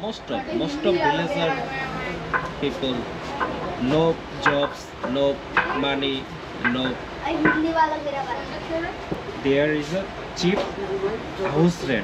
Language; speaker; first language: English; non-native, learner; Bangla